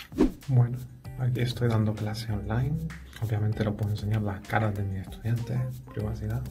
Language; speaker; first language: Spanish; native; Spanish